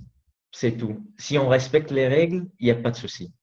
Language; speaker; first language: French; non-native, learner; Arabic